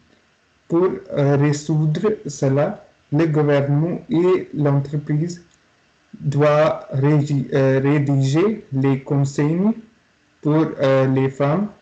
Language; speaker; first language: French; non-native, learner; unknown